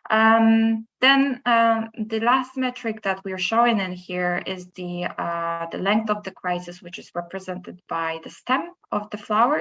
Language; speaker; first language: English; non-native, fluent; Polish